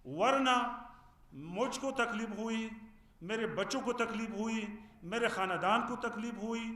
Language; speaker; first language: Urdu; non-native, fluent; Pashto